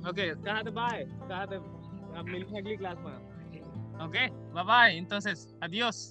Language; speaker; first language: Spanish; non-native, learner; Hindi